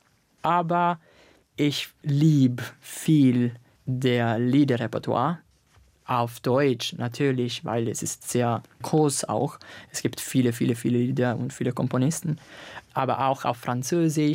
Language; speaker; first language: German; non-native, learner; Italian